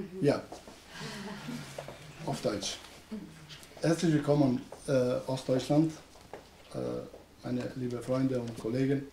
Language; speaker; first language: German; non-native, fluent; Albanian